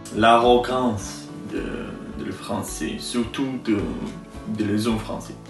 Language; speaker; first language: French; non-native, fluent; Romanian